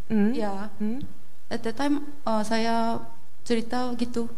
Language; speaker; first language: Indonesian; non-native, fluent; Korean